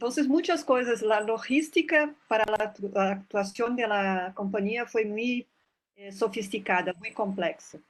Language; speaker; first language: Spanish; non-native, fluent; Portuguese